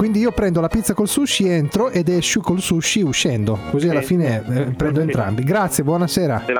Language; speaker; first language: Italian; native; Italian